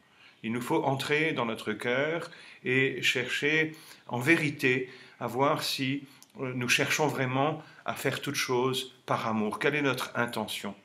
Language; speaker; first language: French; native; French